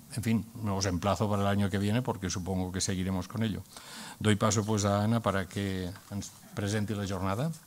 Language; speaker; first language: Spanish; non-native, local second language; Catalan